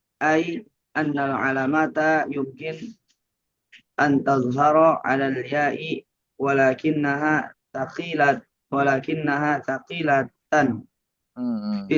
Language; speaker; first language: Arabic; non-native, learner; Indonesian